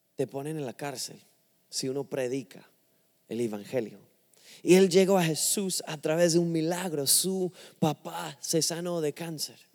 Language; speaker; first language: Spanish; non-native, fluent; English